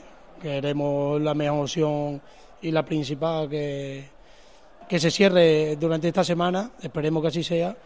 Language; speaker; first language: Spanish; native; Spanish